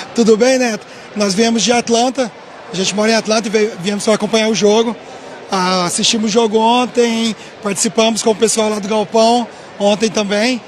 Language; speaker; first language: Portuguese; native; Portuguese